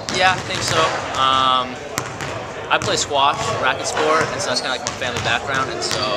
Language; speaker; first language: English; native; English